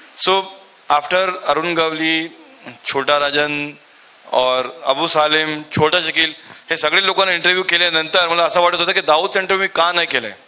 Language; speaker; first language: Marathi; non-native, local second language; Urdu